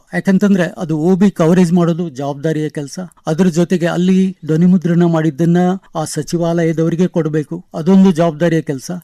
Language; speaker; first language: Kannada; non-native, local second language; Konkani